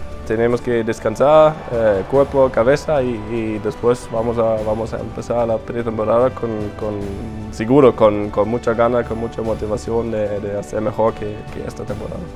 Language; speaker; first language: Spanish; non-native, fluent; German